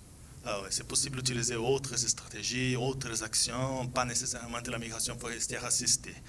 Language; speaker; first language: French; non-native, fluent; Portuguese